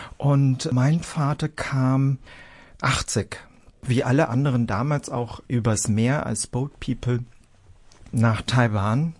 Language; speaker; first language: German; early bilingual, other home language; Vietnamese